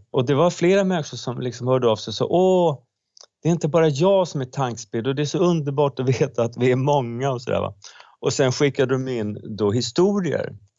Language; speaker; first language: Swedish; native; Swedish